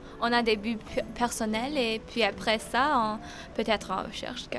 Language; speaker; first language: French; non-native, learner; English